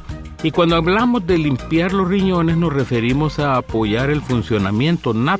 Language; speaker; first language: Spanish; native; Spanish